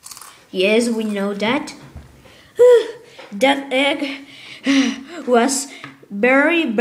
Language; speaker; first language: English; non-native, learner; Spanish